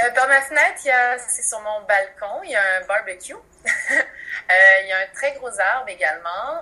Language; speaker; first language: French; native; French